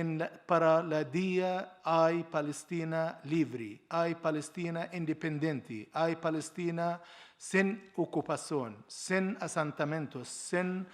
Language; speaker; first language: Spanish; non-native, learner; Arabic